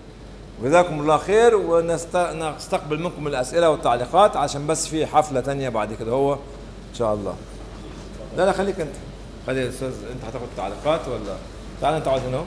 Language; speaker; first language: Arabic; native; Arabic